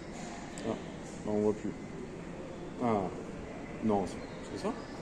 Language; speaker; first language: French; native; French